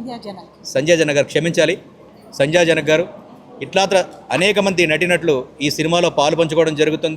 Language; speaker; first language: Telugu; native; Telugu